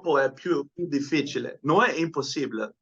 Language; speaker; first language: Italian; non-native, learner; Dutch